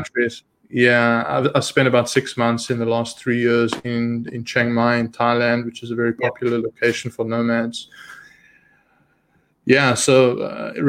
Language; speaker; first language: English; native; English